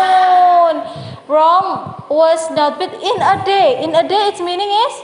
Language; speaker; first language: English; non-native, learner; Indonesian